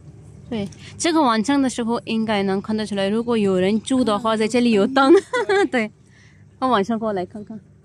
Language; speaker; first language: Chinese; non-native, fluent; Urdu